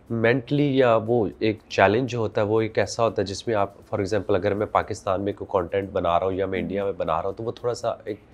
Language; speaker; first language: Urdu; native; Urdu